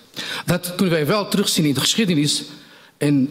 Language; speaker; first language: Dutch; non-native, fluent; Riffian